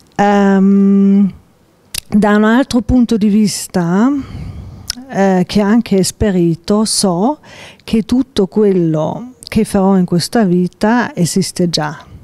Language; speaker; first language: Italian; non-native, local second language; German